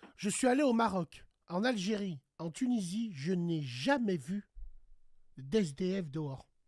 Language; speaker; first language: French; early bilingual, other home language; Arabic